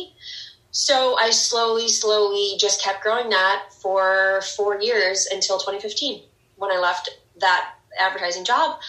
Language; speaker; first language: English; native; English